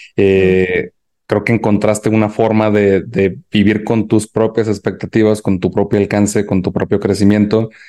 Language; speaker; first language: Spanish; native; Spanish